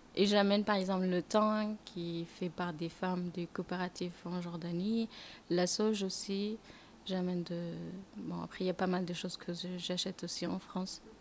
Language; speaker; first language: French; non-native, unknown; Arabic